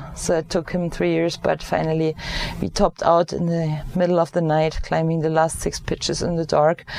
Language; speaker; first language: English; non-native, fluent; German